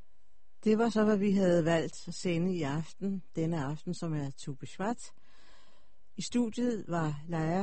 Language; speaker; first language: Danish; native; Danish